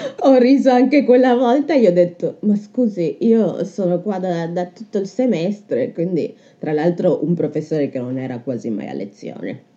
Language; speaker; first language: Italian; native; Italian